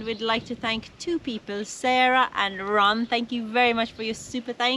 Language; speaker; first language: English; native; English